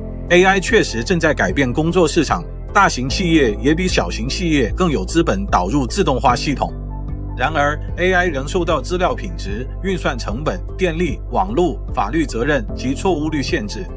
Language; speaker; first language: Chinese; native; Chinese